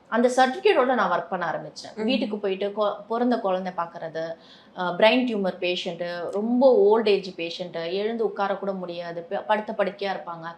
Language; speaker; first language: Tamil; native; Tamil